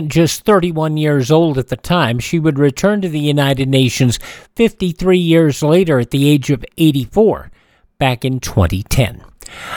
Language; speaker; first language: English; native; English